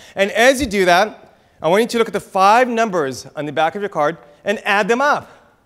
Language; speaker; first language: English; native; English